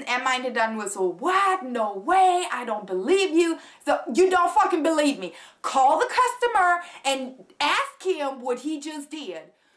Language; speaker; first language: English; non-native, fluent; German